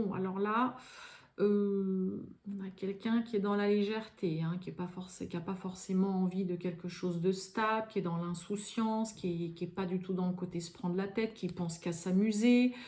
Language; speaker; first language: French; native; French